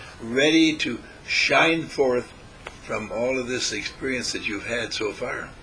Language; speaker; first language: English; native; English